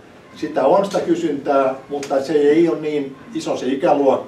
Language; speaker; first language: Finnish; native; Finnish